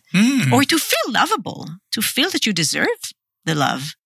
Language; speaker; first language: English; non-native, fluent; Hebrew